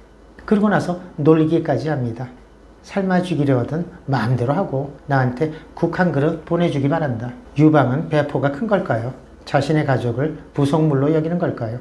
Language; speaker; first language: Korean; native; Korean